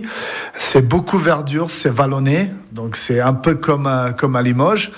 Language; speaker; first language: French; non-native, fluent; Serbian